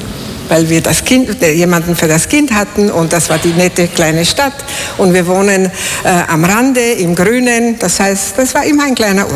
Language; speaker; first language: German; non-native, fluent; Slovak